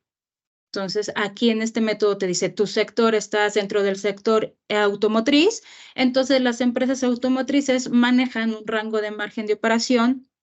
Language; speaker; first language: Spanish; native; Spanish